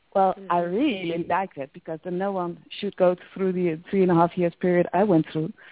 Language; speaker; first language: English; non-native, fluent; Dutch